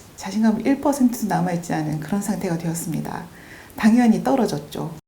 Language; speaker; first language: Korean; native; Korean